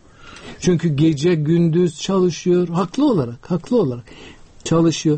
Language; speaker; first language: Turkish; non-native, fluent; Uzbek